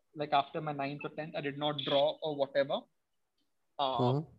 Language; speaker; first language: English; non-native, local second language; Odia